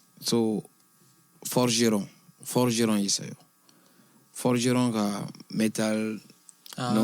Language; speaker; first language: Korean; non-native, learner; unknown